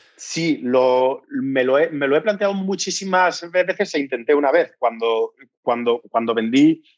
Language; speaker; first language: Spanish; native; Spanish